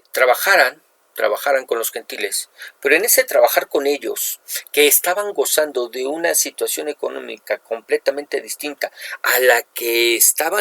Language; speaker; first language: Spanish; native; Spanish